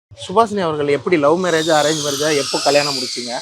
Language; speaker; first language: Tamil; native; Tamil